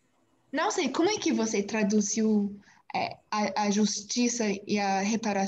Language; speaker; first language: Portuguese; non-native, learner; English